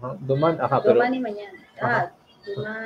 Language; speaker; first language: Italian; non-native, learner; Spanish